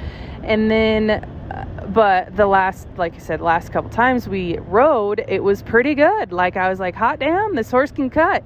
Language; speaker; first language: English; native; English